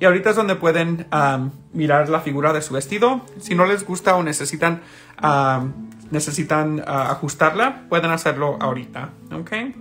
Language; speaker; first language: Spanish; early bilingual, heritage; Spanish